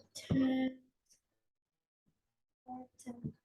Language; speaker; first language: English; non-native, learner; Vietnamese